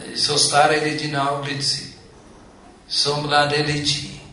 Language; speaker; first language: Czech; non-native, fluent; Amharic